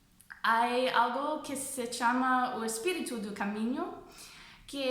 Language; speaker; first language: Portuguese; non-native, fluent; English